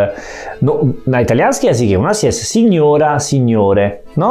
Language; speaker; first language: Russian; non-native, fluent; Italian